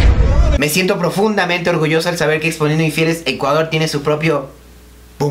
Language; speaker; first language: Spanish; native; Spanish